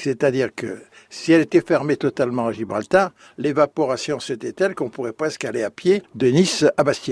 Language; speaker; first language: French; native; French